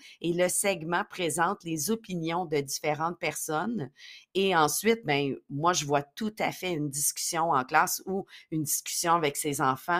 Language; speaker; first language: French; native; French